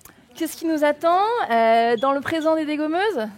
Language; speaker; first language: French; native; French